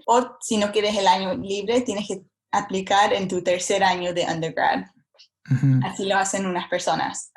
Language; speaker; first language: Spanish; early bilingual, heritage; Spanish